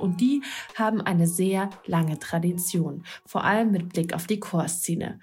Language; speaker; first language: German; native; German